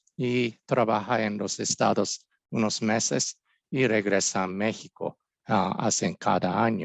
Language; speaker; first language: Spanish; non-native, fluent; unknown